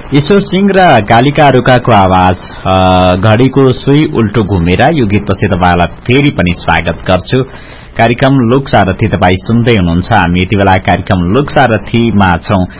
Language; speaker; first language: Nepali; non-native, local second language; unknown